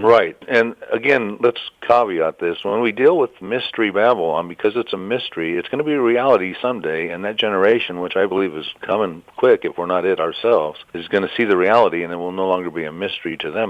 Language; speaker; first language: English; native; English